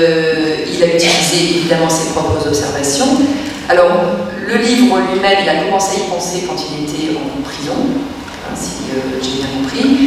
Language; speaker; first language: French; native; French